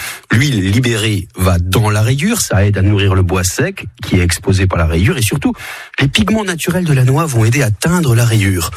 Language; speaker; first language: French; native; French